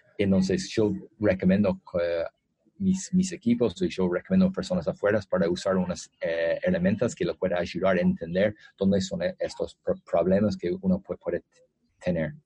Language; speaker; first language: Spanish; non-native, fluent; English